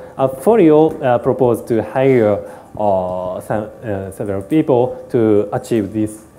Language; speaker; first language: English; non-native, learner; Japanese